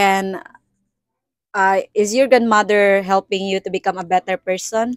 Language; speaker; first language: English; non-native, local second language; Cebuano